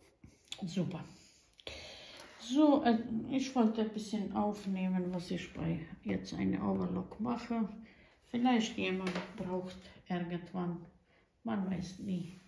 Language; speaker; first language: German; non-native, fluent; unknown